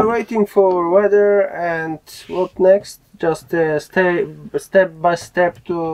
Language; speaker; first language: English; non-native, learner; Polish